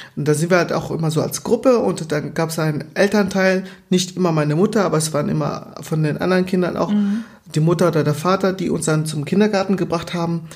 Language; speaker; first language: German; early bilingual, other home language; Portuguese